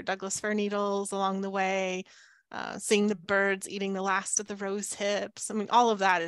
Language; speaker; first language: English; native; English